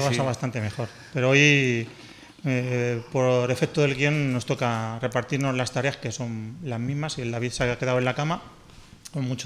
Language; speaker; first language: Spanish; native; Spanish